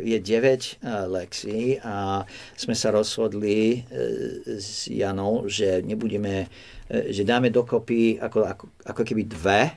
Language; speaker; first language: Slovak; non-native, fluent; English